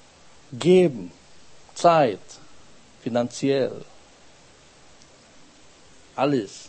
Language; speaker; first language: German; non-native, fluent; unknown